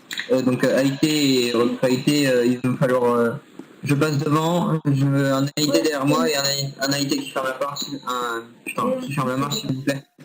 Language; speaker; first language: French; native; French